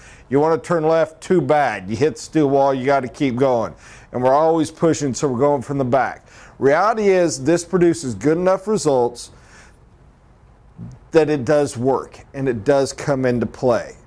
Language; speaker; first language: English; native; English